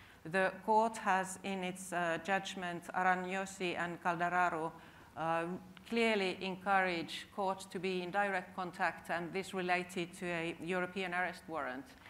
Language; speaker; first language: English; non-native, fluent; Finnish